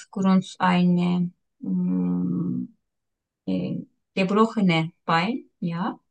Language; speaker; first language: German; non-native, learner; Turkish